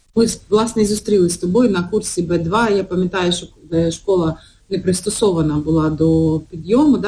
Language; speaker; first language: Ukrainian; native; Ukrainian